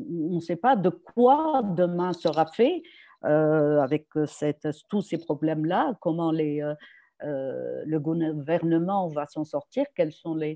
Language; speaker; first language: French; non-native, local second language; Arabic